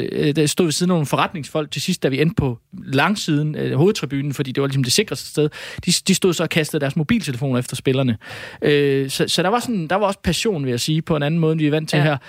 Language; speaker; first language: Danish; native; Danish